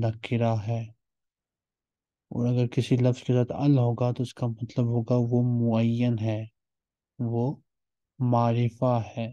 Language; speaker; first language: Urdu; native; Urdu